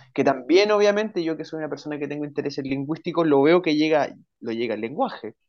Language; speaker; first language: Spanish; native; Spanish